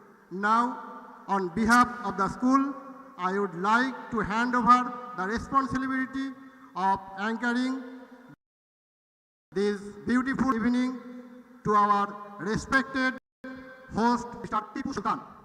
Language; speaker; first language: English; non-native, local second language; Bangla